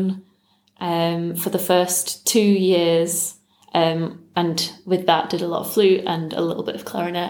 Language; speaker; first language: English; native; English